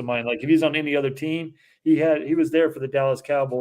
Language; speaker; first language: English; native; English